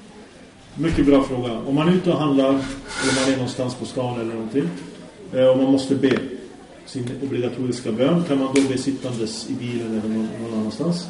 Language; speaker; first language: Swedish; early bilingual, other home language; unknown